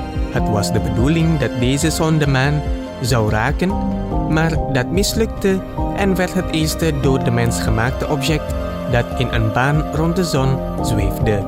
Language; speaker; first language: Dutch; non-native, fluent; Indonesian